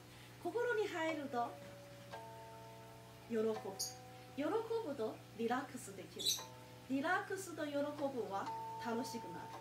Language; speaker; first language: Japanese; non-native, fluent; Chinese